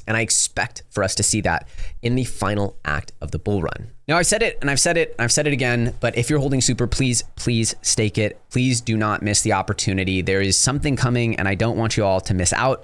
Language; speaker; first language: English; native; English